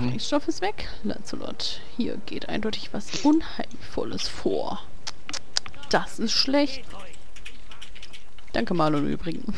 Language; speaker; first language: German; native; German